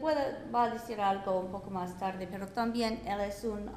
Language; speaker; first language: Spanish; non-native, fluent; English